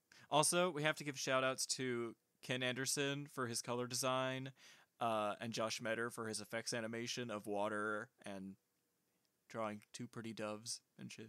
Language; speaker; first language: English; native; English